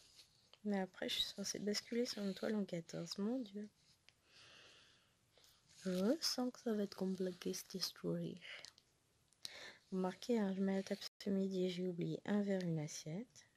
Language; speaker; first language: French; native; French